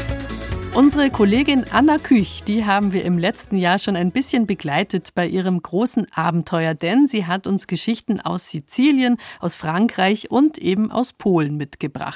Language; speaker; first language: German; native; German